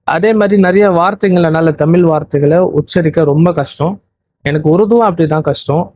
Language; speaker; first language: Tamil; non-native, local second language; Urdu